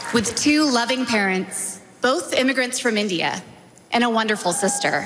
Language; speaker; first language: English; native; English